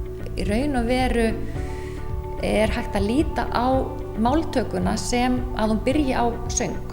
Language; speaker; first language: Icelandic; native; Icelandic